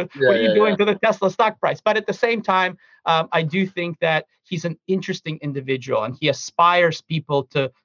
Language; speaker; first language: English; early bilingual, other home language; Russian